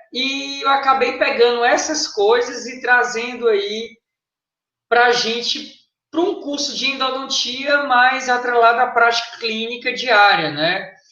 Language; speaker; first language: Portuguese; native; Portuguese